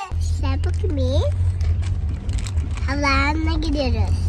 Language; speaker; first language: Turkish; early bilingual, heritage; Turkish